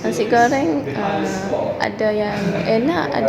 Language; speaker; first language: Indonesian; non-native, learner; Malay